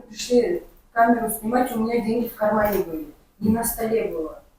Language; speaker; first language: Russian; non-native, local second language; Kyrgyz